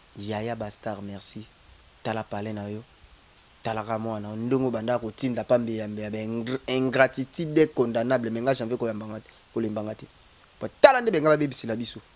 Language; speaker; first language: Lingala; native; Lingala